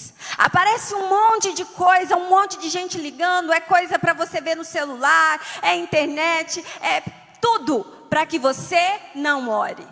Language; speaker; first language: Portuguese; native; Portuguese